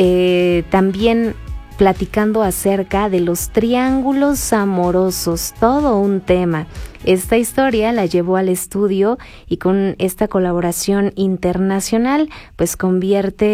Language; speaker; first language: Spanish; native; Spanish